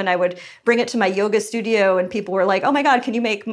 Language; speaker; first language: English; native; English